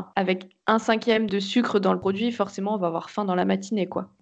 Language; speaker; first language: French; native; French